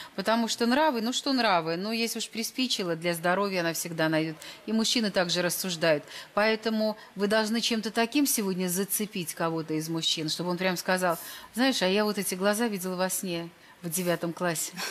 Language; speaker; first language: Russian; native; Russian